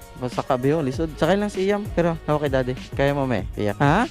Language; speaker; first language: Filipino; non-native, local second language; Aklanon